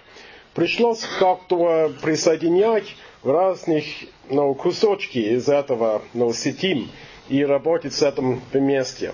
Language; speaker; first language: Russian; non-native, fluent; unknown